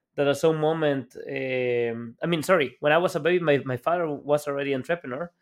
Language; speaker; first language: English; non-native, fluent; Spanish